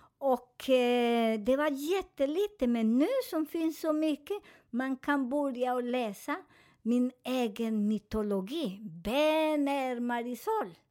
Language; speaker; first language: Swedish; non-native, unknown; Spanish